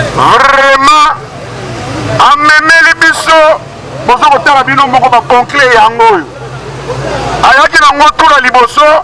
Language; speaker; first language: Lingala; native; Lingala